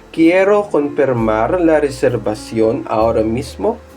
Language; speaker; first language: Spanish; non-native, fluent; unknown